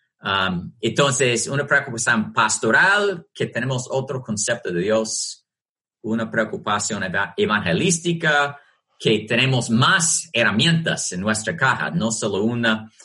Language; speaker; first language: Spanish; non-native, fluent; English